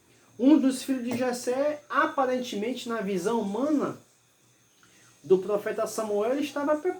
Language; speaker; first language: Portuguese; native; Portuguese